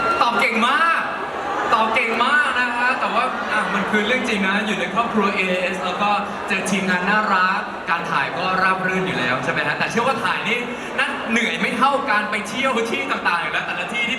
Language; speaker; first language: Thai; native; Thai